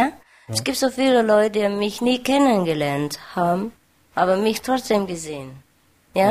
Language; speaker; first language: German; non-native, learner; Vietnamese